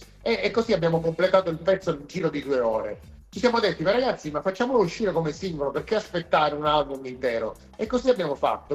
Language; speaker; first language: Italian; native; Italian